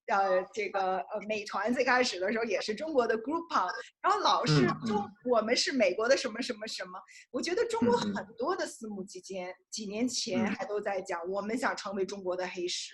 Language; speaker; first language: Chinese; native; Chinese